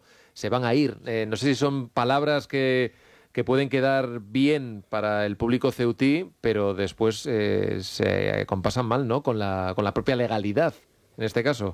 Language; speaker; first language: Spanish; native; Spanish